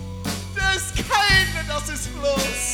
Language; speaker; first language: German; non-native, learner; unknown